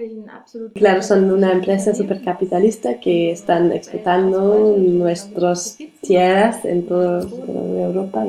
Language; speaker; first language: Spanish; non-native, learner; German